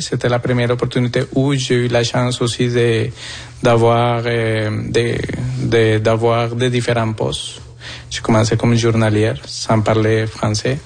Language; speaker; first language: French; non-native, fluent; Spanish